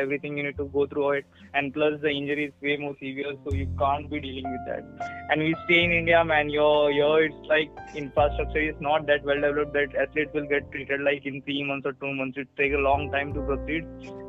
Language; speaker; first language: English; non-native, local second language; Marathi